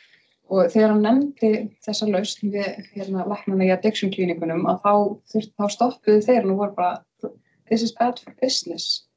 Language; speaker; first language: Icelandic; native; Icelandic